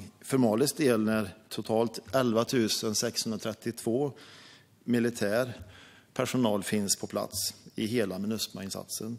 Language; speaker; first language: Swedish; native; Swedish